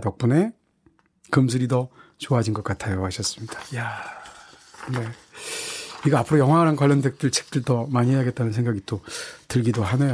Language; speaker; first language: Korean; native; Korean